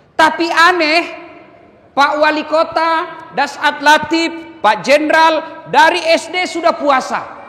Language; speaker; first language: Indonesian; native; Indonesian